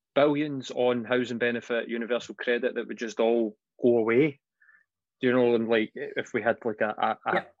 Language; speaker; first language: English; native; English